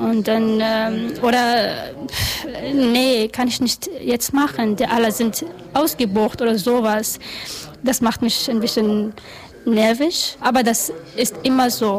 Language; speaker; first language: German; non-native, learner; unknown